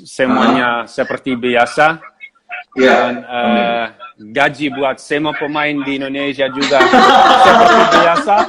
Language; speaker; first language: Indonesian; non-native, fluent; Dutch